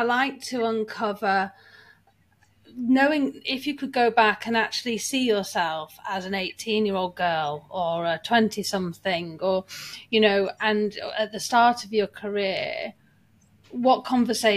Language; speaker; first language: English; native; English